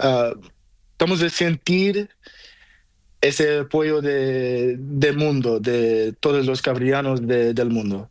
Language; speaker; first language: Spanish; non-native, learner; Portuguese